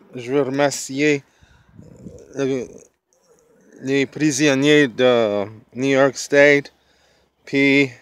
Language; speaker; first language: French; early bilingual, heritage; French